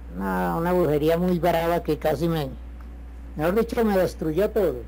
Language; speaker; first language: Spanish; native; Spanish